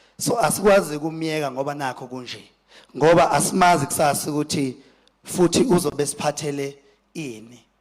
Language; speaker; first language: Zulu; native; Zulu